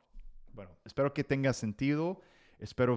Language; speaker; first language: Spanish; non-native, fluent; English